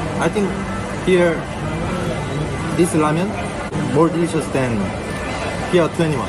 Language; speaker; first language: English; non-native, learner; Korean